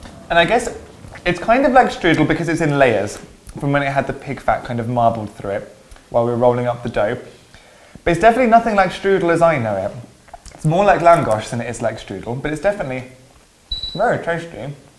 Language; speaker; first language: English; native; English